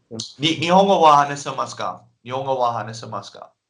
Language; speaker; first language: Japanese; non-native, learner; Dutch